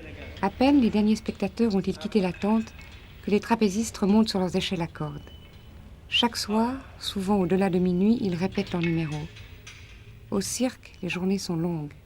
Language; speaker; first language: French; native; French